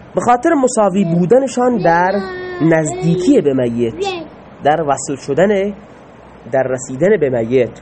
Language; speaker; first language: Persian; non-native, local second language; Baluchi